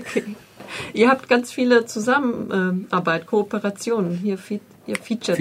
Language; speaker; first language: German; native; German